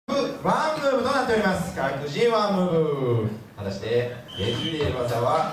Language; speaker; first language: Japanese; native; Japanese